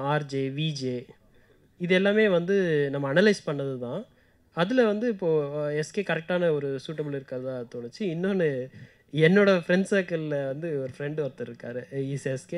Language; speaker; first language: Tamil; native; Tamil